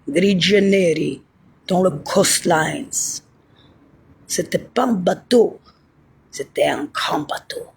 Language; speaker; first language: French; non-native, fluent; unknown